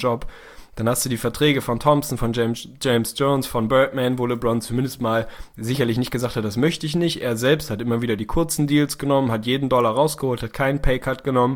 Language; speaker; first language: German; native; German